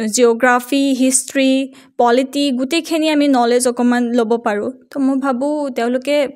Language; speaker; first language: Assamese; native; Assamese